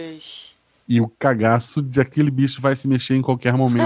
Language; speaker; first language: Portuguese; native; Portuguese